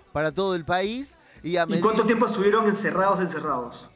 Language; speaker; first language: Spanish; native; Spanish